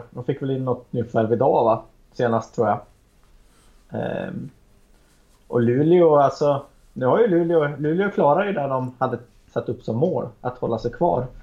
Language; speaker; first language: Swedish; native; Swedish